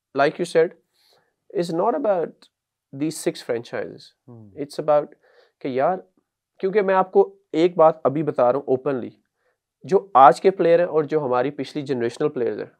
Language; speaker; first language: Urdu; native; Urdu